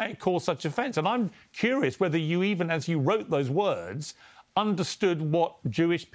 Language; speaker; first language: English; native; English